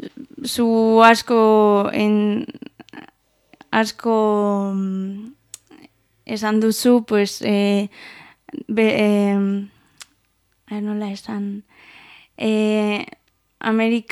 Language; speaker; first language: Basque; non-native, local second language; Spanish